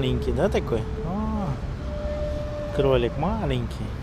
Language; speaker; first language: Russian; native; Russian